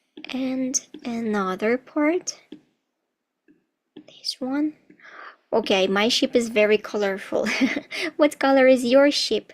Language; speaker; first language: English; non-native, fluent; Ukrainian